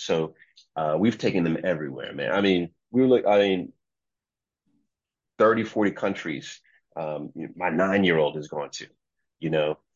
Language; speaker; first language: English; native; English